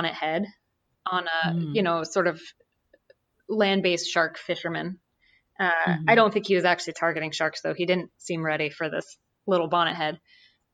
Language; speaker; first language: English; native; English